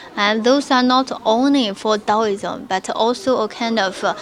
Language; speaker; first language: English; non-native, fluent; Chinese